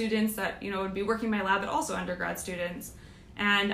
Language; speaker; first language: English; native; English